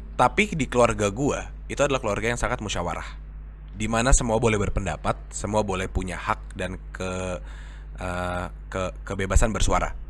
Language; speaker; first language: Indonesian; native; Indonesian